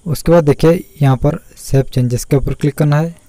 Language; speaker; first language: Hindi; native; Hindi